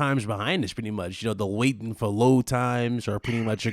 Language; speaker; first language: English; native; English